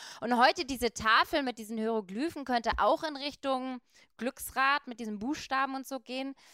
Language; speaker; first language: German; native; German